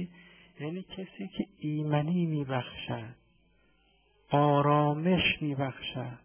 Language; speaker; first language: Persian; native; Persian